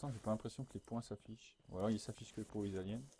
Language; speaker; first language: French; native; French